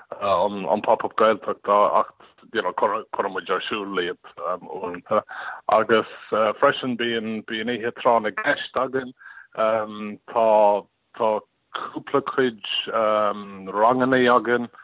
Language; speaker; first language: Irish; non-native, learner; English